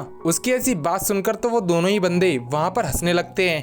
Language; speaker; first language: Hindi; native; Hindi